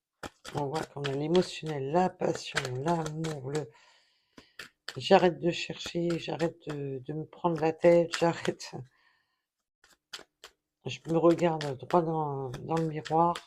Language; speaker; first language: French; native; French